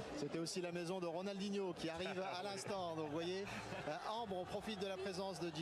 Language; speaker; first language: French; native; French